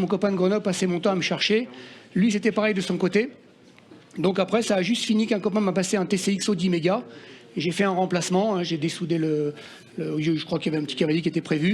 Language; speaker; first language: French; native; French